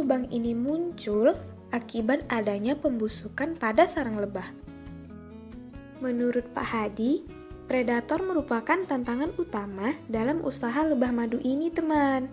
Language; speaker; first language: Indonesian; native; Indonesian